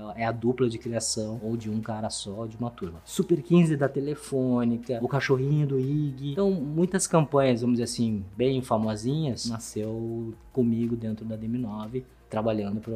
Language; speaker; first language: Portuguese; early bilingual, other home language; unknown